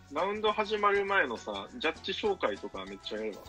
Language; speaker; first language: Japanese; native; Japanese